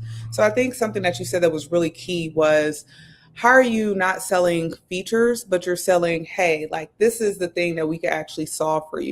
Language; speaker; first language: English; native; English